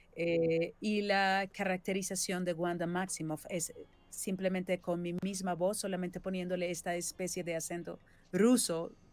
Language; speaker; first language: Spanish; native; Spanish